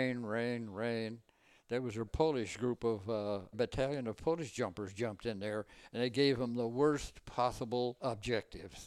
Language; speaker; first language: English; native; English